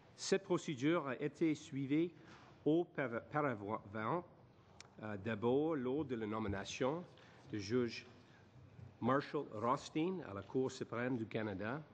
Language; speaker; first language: French; non-native, learner; English